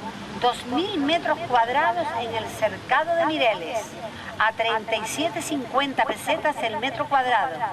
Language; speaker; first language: Spanish; native; Spanish